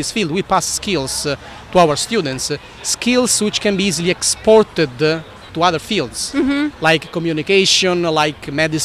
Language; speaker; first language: English; non-native, fluent; Italian